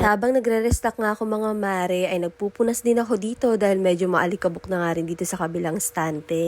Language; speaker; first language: Filipino; native; Filipino